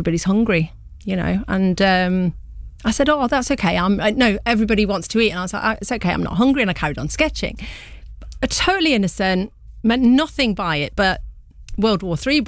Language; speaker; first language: English; early bilingual, other home language; Punjabi